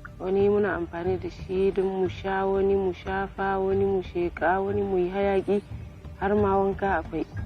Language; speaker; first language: Hausa; native; Hausa